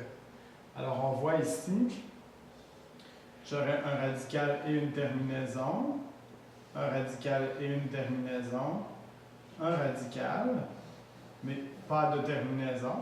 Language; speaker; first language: French; native; French